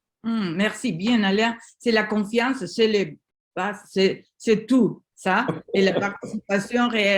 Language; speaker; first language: French; non-native, learner; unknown